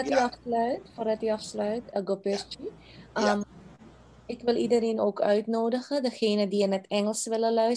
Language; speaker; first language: Dutch; non-native, local second language; Caribbean Hindustani